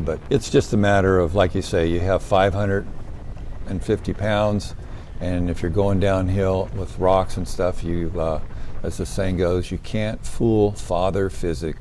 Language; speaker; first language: English; native; English